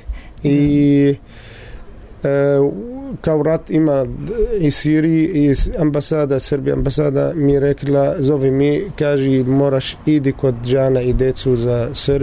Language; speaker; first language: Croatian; non-native, learner; Arabic